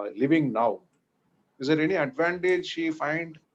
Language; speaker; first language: English; non-native, local second language; Malayalam